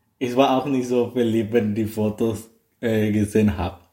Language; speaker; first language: German; non-native, learner; Spanish